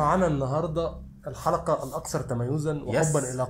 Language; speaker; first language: Arabic; native; Arabic